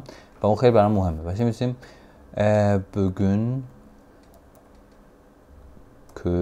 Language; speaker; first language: Turkish; non-native, fluent; Persian